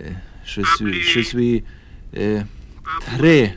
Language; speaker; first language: French; non-native, learner; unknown